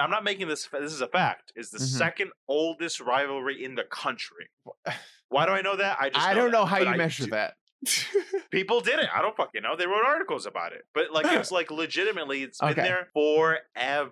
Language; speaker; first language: English; native; English